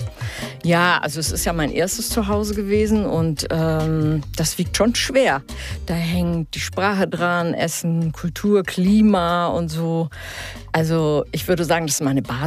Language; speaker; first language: German; early bilingual, heritage; German